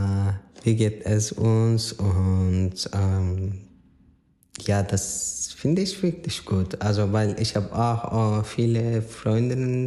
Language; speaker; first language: German; non-native, fluent; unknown